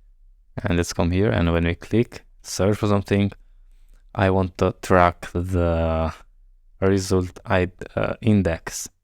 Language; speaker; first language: English; non-native, fluent; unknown